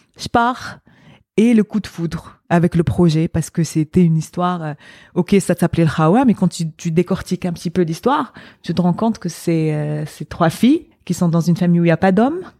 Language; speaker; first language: French; non-native, local second language; Arabic